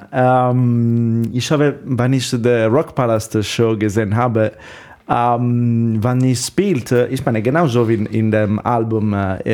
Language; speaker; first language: German; non-native, learner; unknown